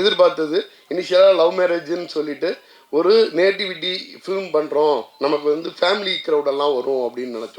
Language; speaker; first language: Tamil; native; Tamil